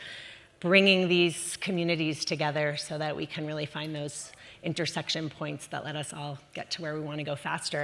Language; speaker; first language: English; native; English